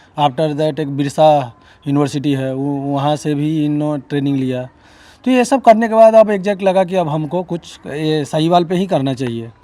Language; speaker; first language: Hindi; native; Hindi